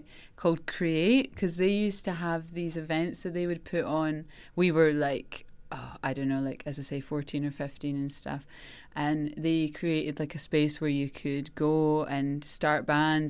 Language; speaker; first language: English; native; English